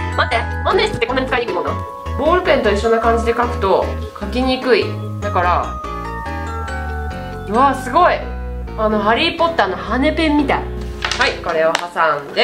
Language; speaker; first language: Japanese; native; Japanese